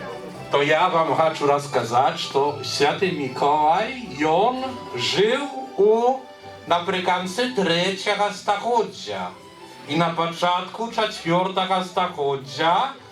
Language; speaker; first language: Polish; non-native, learner; Belarusian